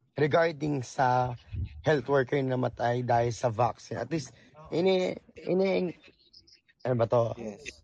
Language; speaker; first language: Filipino; native; Filipino